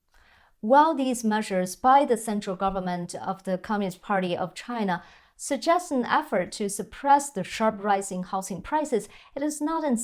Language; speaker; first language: English; non-native, fluent; Chinese